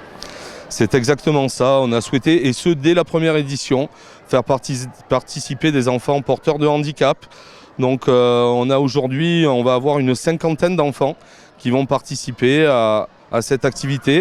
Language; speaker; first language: French; native; French